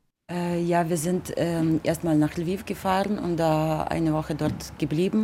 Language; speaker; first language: German; non-native, fluent; Ukrainian